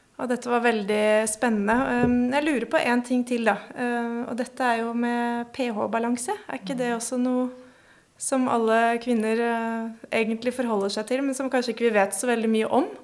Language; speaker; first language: Norwegian; native; Norwegian